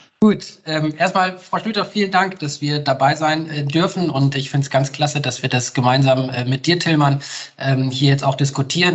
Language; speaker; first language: German; native; German